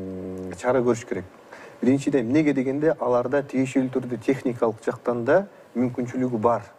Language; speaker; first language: Kyrgyz; native; Kyrgyz